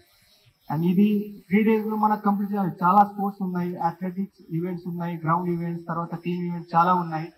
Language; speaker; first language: Telugu; non-native, fluent; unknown